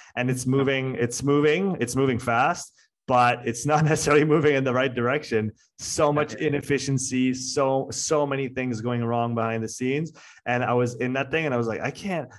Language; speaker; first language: English; non-native, fluent; French